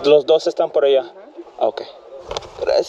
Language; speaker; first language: Spanish; non-native, fluent; English